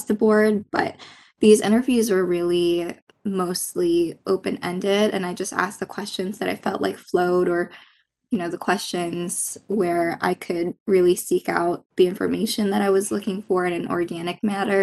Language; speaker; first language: English; non-native, local second language; Filipino